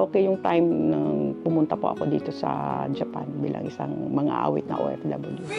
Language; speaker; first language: Filipino; non-native, local second language; Cebuano